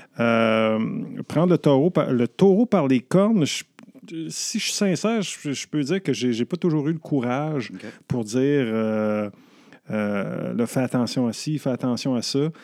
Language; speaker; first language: French; native; French